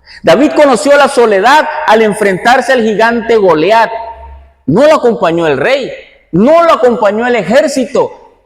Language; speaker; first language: Spanish; native; Spanish